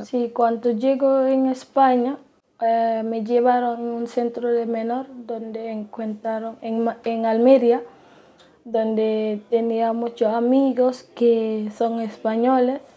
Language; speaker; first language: Spanish; non-native, learner; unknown